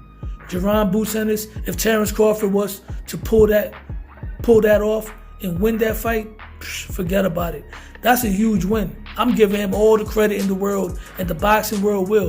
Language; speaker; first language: English; native; English